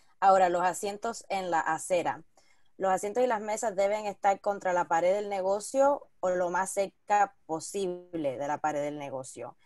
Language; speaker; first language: Spanish; early bilingual, heritage; Spanish